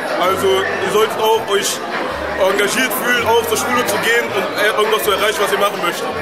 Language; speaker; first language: German; early bilingual, other home language; Lingala